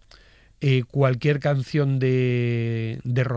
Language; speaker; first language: Spanish; native; Spanish